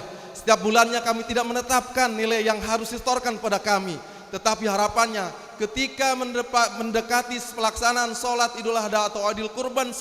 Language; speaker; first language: Indonesian; native; Indonesian